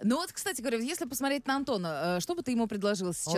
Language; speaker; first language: Russian; native; Russian